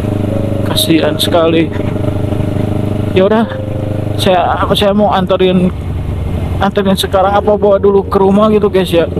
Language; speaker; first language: Indonesian; native; Indonesian